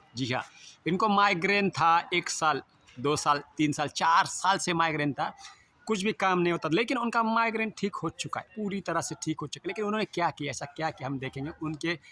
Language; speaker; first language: Hindi; non-native, local second language; Marathi